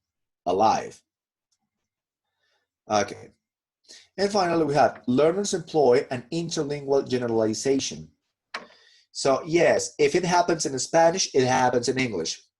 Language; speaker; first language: English; non-native, fluent; Spanish